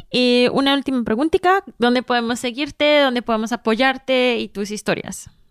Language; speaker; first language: Spanish; early bilingual, heritage; Spanish